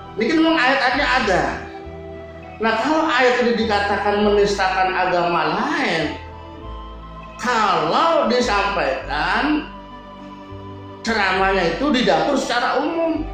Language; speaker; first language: Indonesian; native; Indonesian